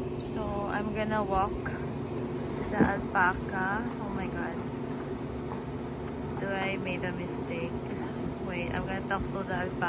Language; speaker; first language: English; non-native, local second language; Filipino